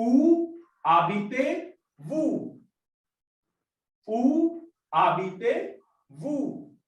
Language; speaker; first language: French; non-native, learner; Hindi